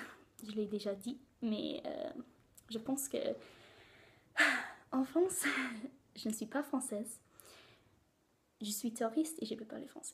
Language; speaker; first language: French; non-native, learner; English